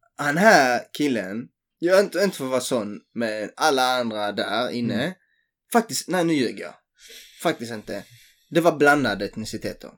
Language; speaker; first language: Swedish; early bilingual, other home language; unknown